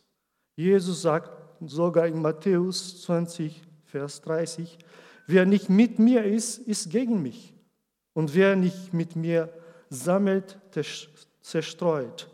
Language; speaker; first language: German; non-native, learner; Portuguese